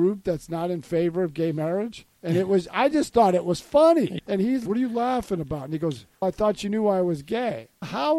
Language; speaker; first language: English; native; English